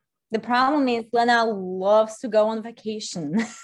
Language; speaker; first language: English; non-native, fluent; Polish